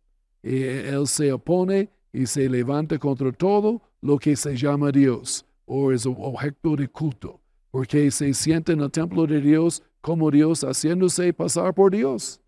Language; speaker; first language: Spanish; non-native, fluent; English